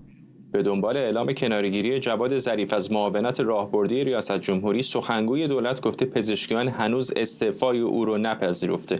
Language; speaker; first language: Persian; native; Persian